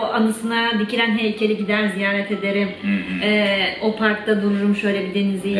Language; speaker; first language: Turkish; native; Turkish